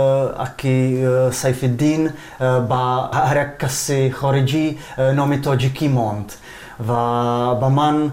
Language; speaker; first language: Persian; non-native, fluent; Czech